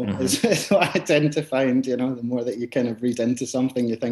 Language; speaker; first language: English; native; English